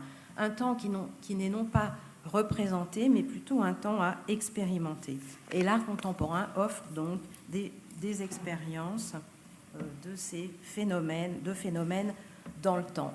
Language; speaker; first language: French; native; French